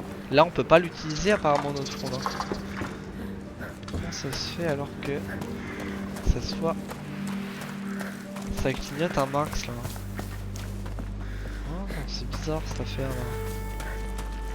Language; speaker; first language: French; native; French